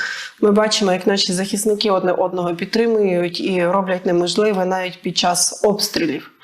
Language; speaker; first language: Ukrainian; native; Ukrainian